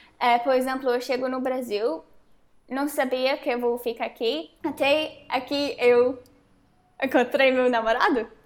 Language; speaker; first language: Portuguese; non-native, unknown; English